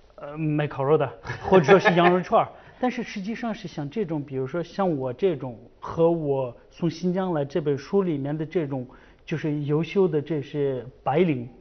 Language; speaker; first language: Chinese; native; Chinese